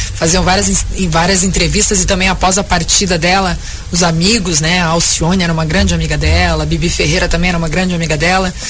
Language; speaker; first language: Portuguese; native; Portuguese